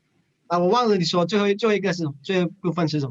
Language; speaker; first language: Chinese; non-native, fluent; English